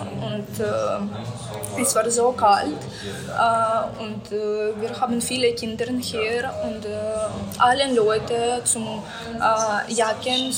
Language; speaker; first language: German; non-native, learner; Ukrainian